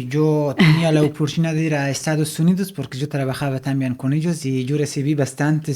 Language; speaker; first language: Spanish; non-native, fluent; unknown